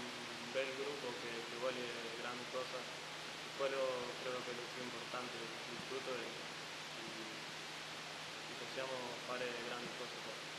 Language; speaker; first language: Italian; non-native, learner; Spanish